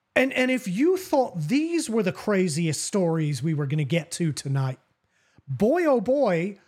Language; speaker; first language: English; native; English